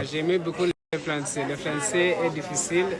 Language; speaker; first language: French; non-native, learner; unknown